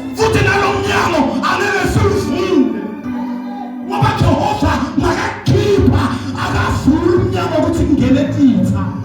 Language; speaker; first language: Zulu; non-native, local second language; Swati